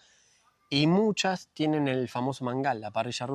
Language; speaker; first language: Spanish; native; Spanish